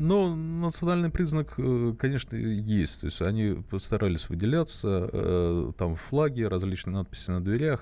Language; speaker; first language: Russian; native; Russian